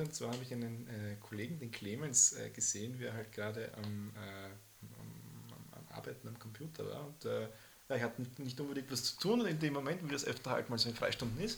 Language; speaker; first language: German; native; German